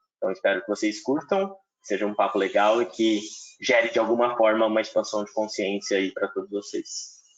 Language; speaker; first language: Portuguese; native; Portuguese